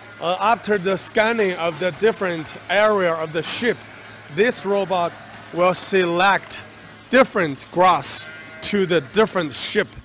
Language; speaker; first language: English; non-native, fluent; Chinese